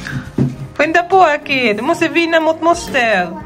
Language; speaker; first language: Swedish; non-native, learner; Cebuano